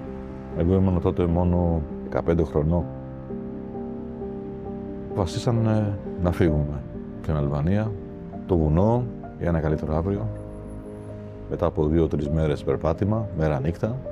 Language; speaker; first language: Greek; non-native, fluent; Albanian